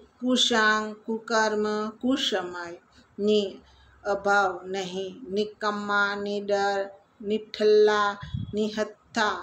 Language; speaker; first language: Hindi; non-native, local second language; Gujarati